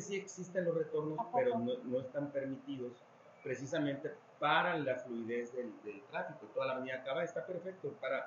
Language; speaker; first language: Spanish; native; Spanish